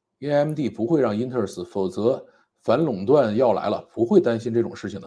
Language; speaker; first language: Chinese; native; Chinese